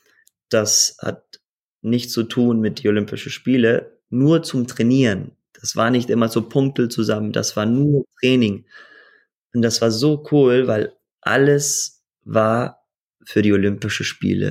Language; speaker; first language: German; early bilingual, heritage; German